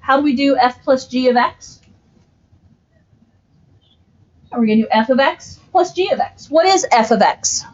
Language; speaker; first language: English; native; English